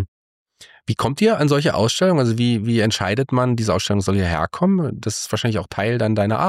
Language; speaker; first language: German; native; German